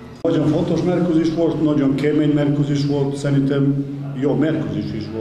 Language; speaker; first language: Hungarian; non-native, learner; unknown